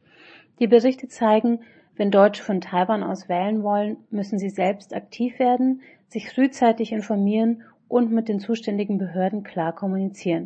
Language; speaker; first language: German; native; German